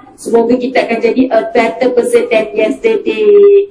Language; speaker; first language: English; non-native, local second language; Malay